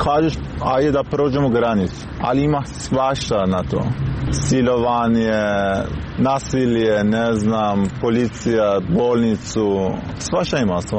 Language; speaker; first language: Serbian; non-native, learner; Persian